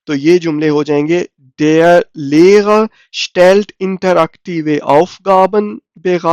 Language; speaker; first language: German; non-native, fluent; Urdu